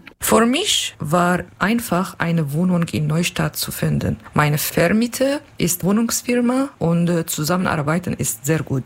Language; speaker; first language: German; non-native, learner; Kurdish